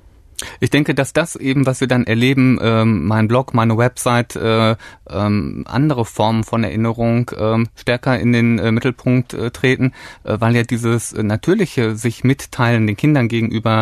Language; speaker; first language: German; native; German